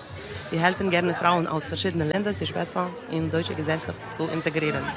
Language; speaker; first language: German; non-native, learner; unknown